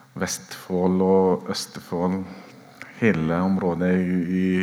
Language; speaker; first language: Norwegian; non-native, fluent; Oromo